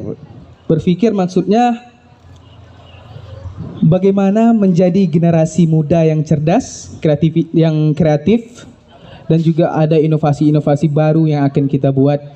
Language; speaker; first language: Indonesian; native; Indonesian